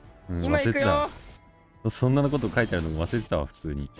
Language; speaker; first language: Japanese; native; Japanese